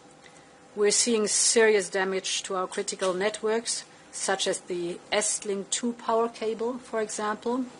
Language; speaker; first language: English; non-native, fluent; German